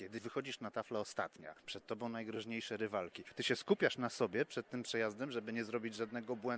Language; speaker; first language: Polish; native; Polish